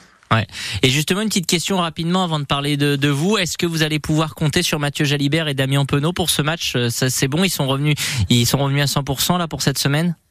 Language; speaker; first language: French; native; French